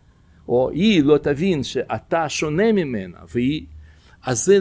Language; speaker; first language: Hebrew; non-native, fluent; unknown